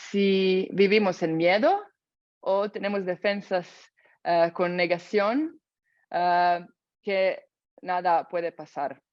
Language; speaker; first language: Spanish; non-native, fluent; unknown